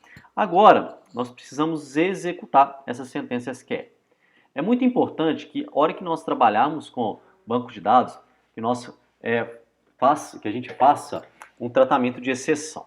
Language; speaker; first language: Portuguese; native; Portuguese